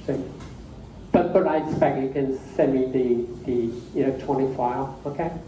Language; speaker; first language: English; non-native, fluent; Chinese